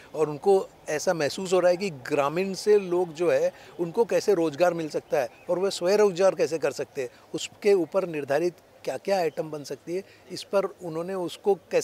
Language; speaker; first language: Hindi; non-native, local second language; Marathi